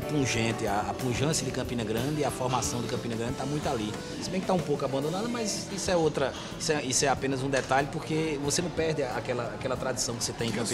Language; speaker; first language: Portuguese; native; Portuguese